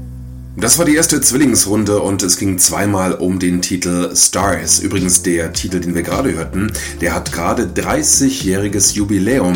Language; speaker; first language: German; native; German